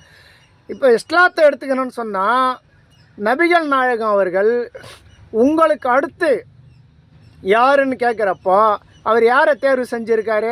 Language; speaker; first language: Tamil; native; Tamil